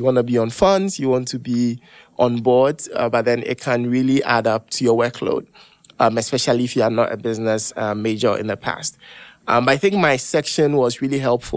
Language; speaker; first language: English; non-native, local second language; Akan